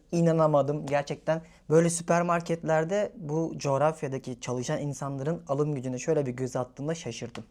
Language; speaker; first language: Turkish; native; Turkish